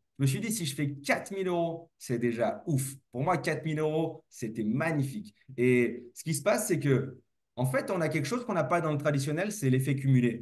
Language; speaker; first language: French; native; French